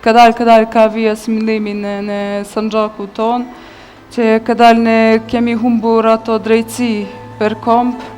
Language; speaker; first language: Albanian; non-native, learner; Bosnian